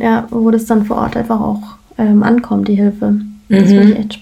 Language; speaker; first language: German; native; German